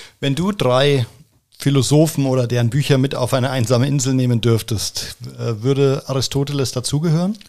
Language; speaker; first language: German; native; German